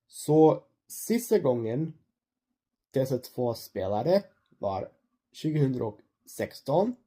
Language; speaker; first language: Swedish; non-native, learner; English